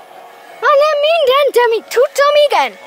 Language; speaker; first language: Hungarian; early bilingual, heritage; English